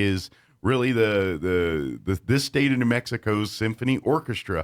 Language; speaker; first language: English; native; English